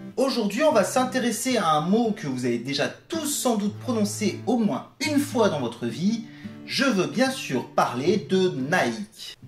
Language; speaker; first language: French; native; French